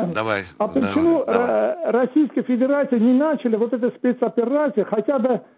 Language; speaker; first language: Russian; non-native, local second language; Armenian